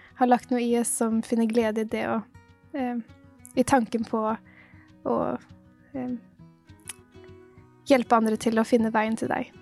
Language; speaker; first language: Norwegian; native; Norwegian